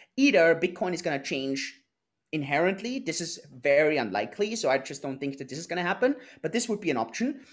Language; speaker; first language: English; non-native, fluent; German